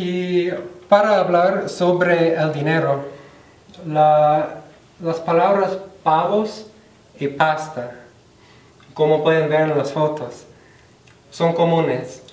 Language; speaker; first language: Spanish; non-native, fluent; English